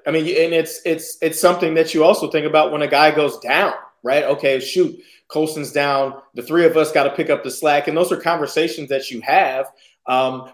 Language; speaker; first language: English; native; English